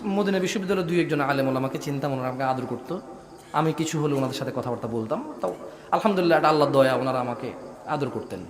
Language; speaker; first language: Bangla; early bilingual, heritage; Bangla